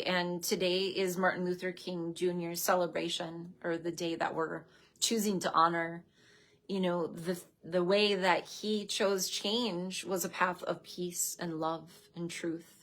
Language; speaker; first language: English; native; English